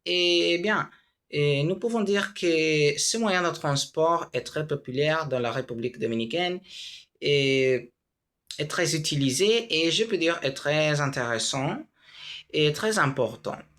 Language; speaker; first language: French; non-native, learner; Spanish